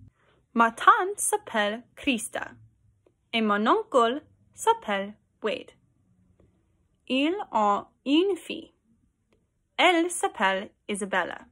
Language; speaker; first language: French; non-native, learner; English